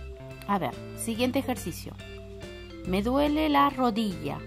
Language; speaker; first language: Spanish; non-native, fluent; French